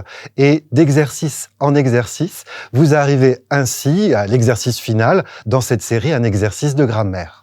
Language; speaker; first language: French; native; French